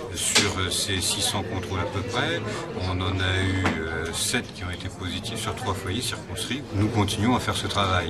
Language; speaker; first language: French; native; French